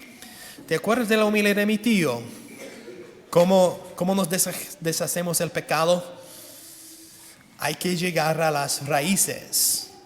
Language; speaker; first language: Spanish; non-native, fluent; English